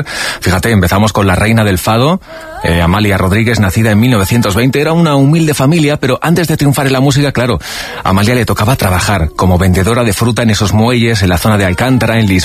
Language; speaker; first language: Spanish; native; Spanish